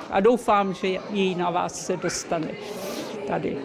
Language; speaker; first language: Czech; early bilingual, other home language; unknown